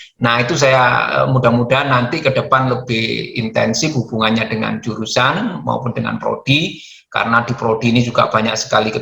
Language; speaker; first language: Malay; native; Malay